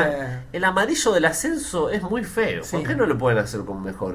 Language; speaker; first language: Spanish; native; Spanish